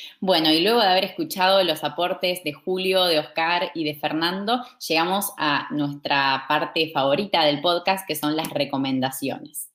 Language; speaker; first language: Spanish; native; Spanish